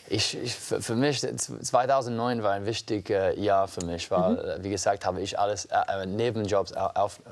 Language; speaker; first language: German; non-native, learner; English